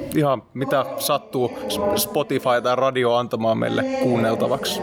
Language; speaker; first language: Finnish; native; Finnish